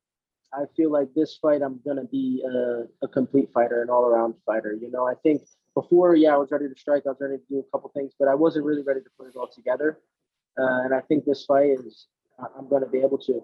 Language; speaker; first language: English; native; English